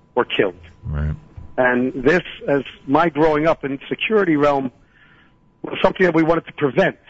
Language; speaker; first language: English; native; English